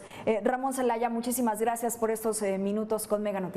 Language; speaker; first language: Spanish; native; Spanish